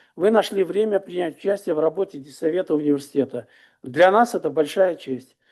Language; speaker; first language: Russian; non-native, local second language; Kazakh